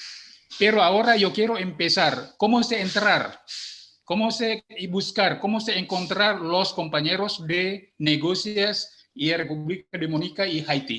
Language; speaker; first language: Spanish; non-native, learner; Indonesian